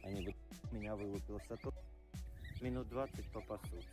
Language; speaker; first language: Russian; native; Russian